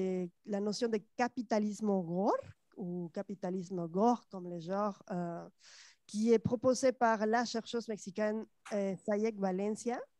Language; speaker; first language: French; non-native, fluent; Spanish